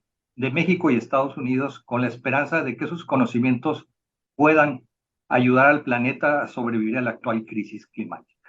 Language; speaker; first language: Spanish; native; Spanish